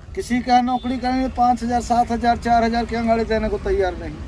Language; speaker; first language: Hindi; native; Hindi